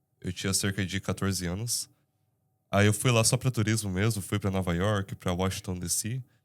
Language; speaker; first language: Portuguese; native; Portuguese